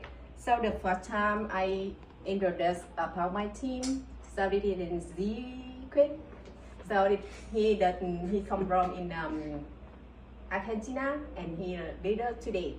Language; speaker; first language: English; non-native, learner; Vietnamese